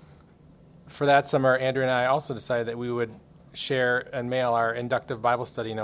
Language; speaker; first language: English; native; English